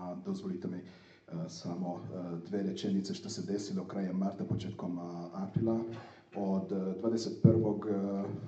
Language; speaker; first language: Serbian; non-native, fluent; Hungarian